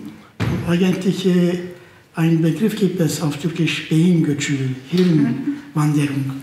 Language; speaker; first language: German; non-native, fluent; Turkish